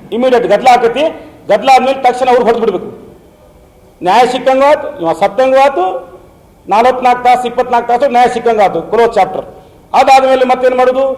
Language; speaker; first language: Kannada; non-native, local second language; Urdu